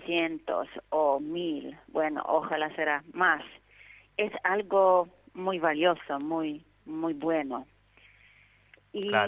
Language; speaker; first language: Spanish; non-native, fluent; Polish